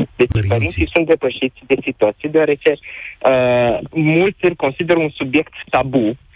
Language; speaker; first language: Romanian; native; Romanian